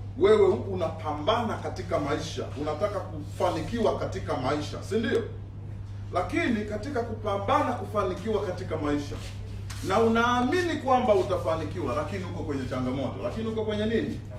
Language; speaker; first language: Swahili; non-native, local second language; Sukuma